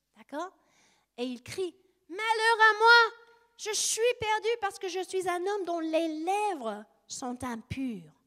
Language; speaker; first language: French; non-native, fluent; English